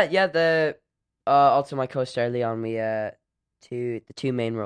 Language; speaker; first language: English; native; English